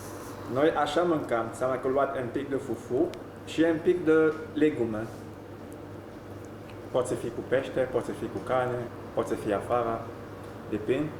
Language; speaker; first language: Romanian; non-native, fluent; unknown